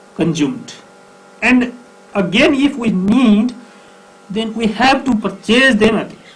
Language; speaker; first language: English; non-native, local second language; Nepali